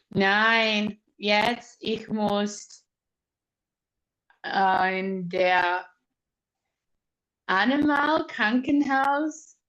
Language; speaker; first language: German; non-native, learner; Portuguese